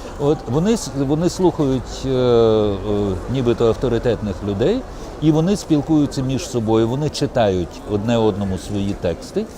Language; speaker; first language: Ukrainian; non-native, local second language; Russian